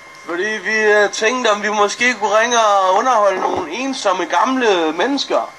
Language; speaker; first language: Danish; native; Danish